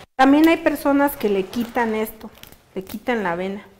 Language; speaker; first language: Spanish; native; Spanish